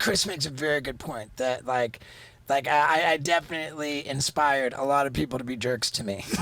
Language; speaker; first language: English; native; English